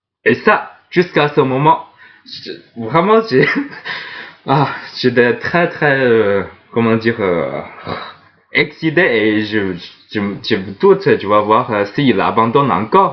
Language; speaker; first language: French; non-native, fluent; Chinese